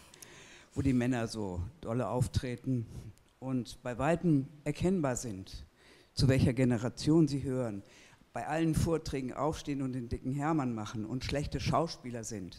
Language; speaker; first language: German; native; German